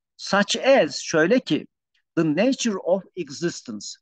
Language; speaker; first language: English; non-native, fluent; Turkish